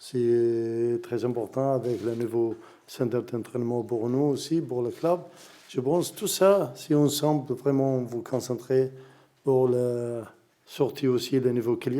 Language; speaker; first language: French; non-native, learner; Arabic